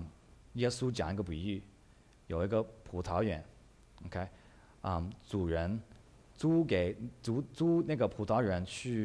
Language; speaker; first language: Chinese; early bilingual, heritage; English